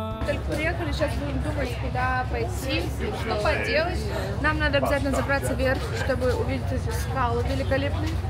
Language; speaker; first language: Russian; native; Russian